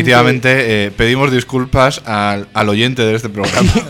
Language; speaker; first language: Spanish; native; Spanish